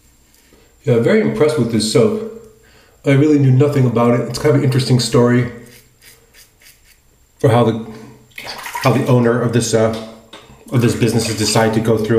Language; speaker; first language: English; native; English